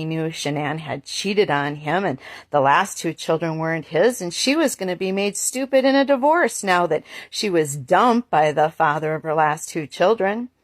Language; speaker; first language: English; native; English